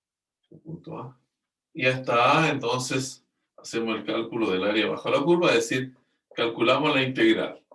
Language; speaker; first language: Spanish; native; Spanish